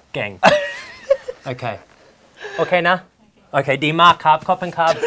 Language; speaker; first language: Thai; non-native, fluent; English